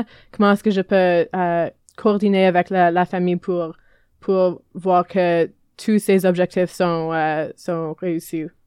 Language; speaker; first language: French; non-native, learner; English